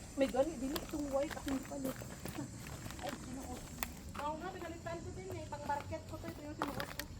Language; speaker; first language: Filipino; non-native, local second language; Cebuano